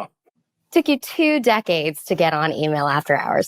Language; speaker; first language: English; native; English